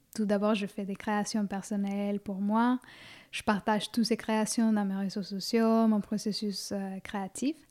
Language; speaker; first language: French; non-native, fluent; Spanish